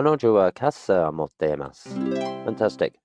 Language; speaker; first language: Japanese; non-native, learner; English